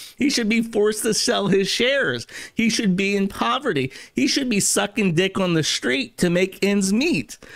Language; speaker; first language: English; native; English